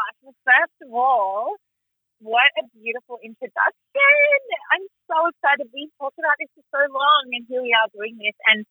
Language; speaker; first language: English; native; English